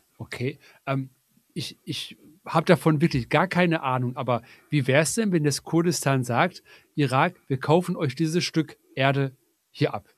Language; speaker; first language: German; native; German